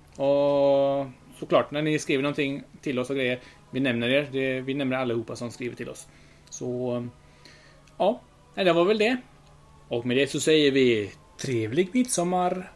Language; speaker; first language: Swedish; early bilingual, other home language; Spanish